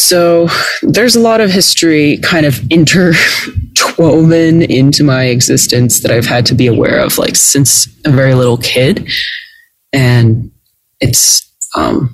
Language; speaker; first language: English; native; English